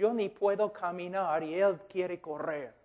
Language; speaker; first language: Spanish; non-native, fluent; English